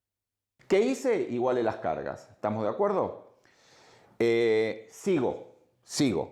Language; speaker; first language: Spanish; native; Spanish